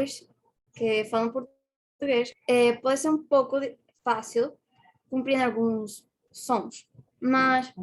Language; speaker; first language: Portuguese; non-native, fluent; Spanish